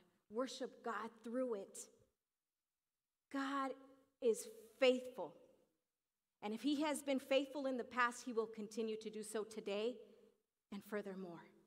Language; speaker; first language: English; early bilingual, other home language; Spanish